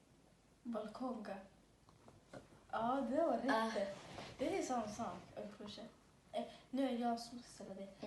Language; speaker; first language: Swedish; early bilingual, other home language; Somali